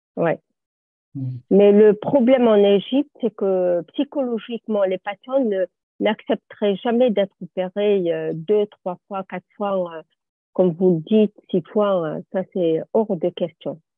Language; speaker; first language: French; native; French